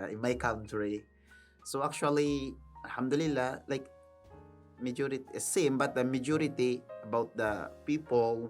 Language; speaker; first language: English; non-native, learner; Filipino